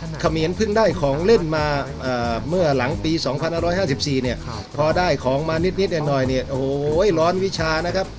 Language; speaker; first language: Thai; native; Thai